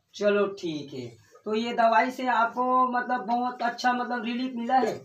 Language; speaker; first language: Hindi; native; Hindi